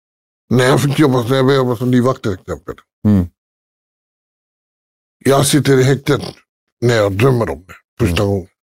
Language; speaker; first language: Swedish; early bilingual, other home language; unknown